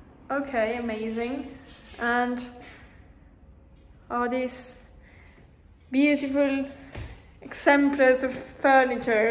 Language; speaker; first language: English; non-native, fluent; Spanish